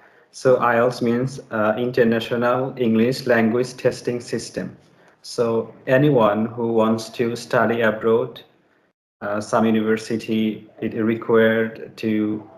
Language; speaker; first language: English; non-native, learner; Bangla